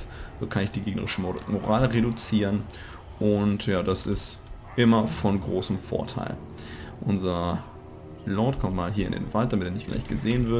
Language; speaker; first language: German; native; German